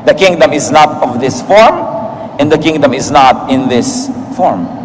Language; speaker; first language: English; non-native, local second language; Filipino